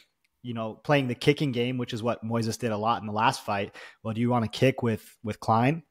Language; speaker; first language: English; native; English